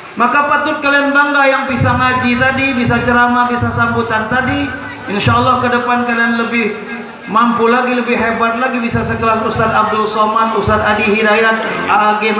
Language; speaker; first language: Indonesian; non-native, local second language; Malay